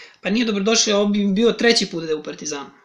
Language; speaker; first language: Serbian; native; Serbian